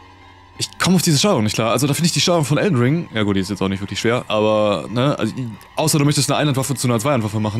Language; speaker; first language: German; native; German